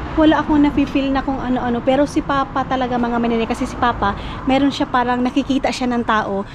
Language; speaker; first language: Filipino; non-native, local second language; Cebuano